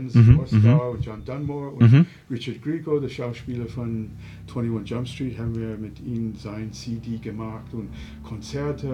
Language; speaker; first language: German; non-native, fluent; English